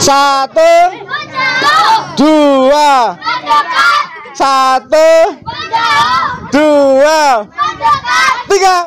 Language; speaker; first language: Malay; non-native, local second language; Javanese